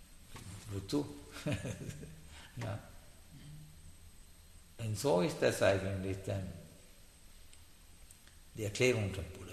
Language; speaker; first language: German; non-native, learner; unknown